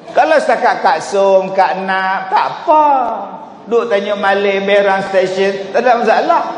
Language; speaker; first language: Malay; native; Malay